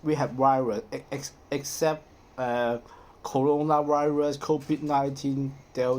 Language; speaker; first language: English; non-native, learner; Cantonese